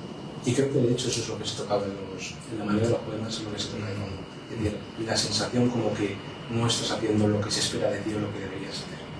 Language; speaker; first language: Spanish; native; Spanish